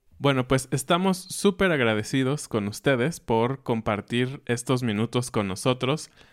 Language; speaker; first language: Spanish; native; Spanish